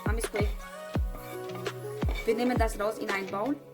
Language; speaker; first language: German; non-native, learner; Urdu